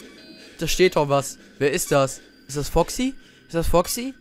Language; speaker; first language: German; native; German